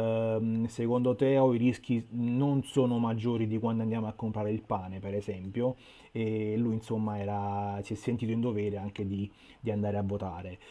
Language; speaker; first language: Italian; native; Italian